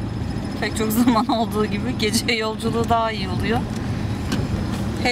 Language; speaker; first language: Turkish; native; Turkish